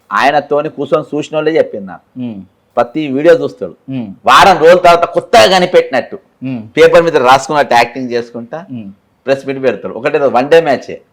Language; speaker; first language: Telugu; native; Telugu